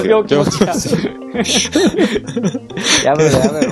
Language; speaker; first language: Japanese; native; Japanese